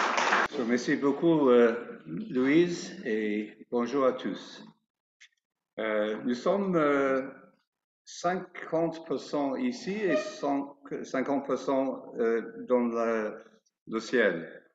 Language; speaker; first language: French; non-native, fluent; English